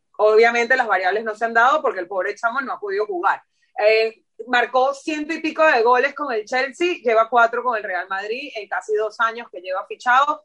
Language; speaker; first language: Spanish; native; Spanish